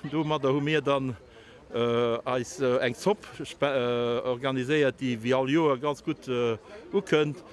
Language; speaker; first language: Luxembourgish; native; Luxembourgish